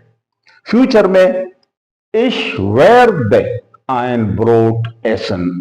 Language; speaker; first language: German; non-native, fluent; Urdu